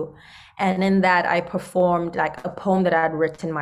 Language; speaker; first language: English; non-native, local second language; Zulu